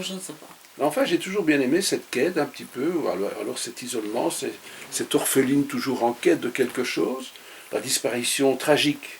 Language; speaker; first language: French; native; French